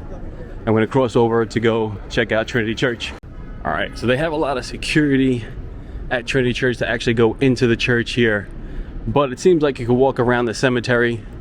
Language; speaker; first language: English; native; English